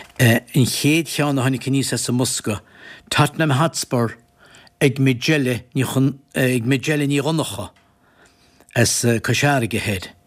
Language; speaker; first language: Irish; native; Irish